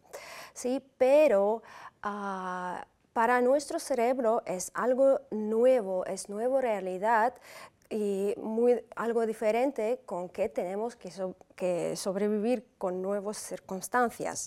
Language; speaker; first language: Spanish; non-native, fluent; Uzbek